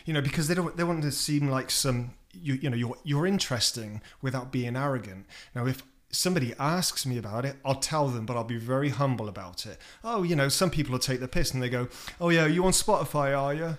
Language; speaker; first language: English; native; English